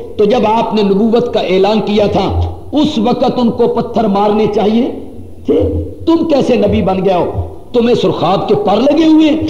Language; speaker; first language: Urdu; non-native, local second language; Punjabi